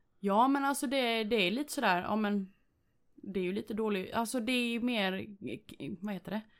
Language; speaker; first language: Swedish; early bilingual, other home language; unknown